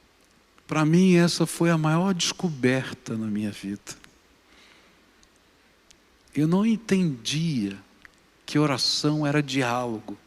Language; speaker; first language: Portuguese; native; Portuguese